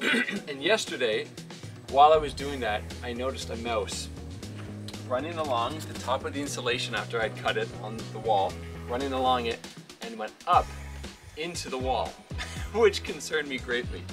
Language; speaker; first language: English; native; English